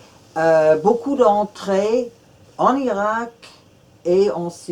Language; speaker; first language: French; non-native, fluent; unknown